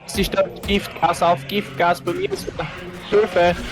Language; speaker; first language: German; native; German